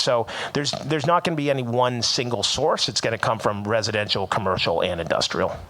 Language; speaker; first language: English; native; English